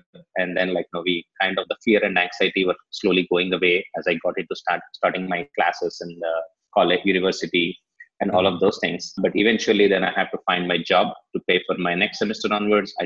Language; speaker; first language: English; non-native, local second language; Telugu